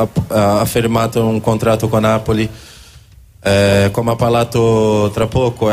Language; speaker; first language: Italian; non-native, learner; Portuguese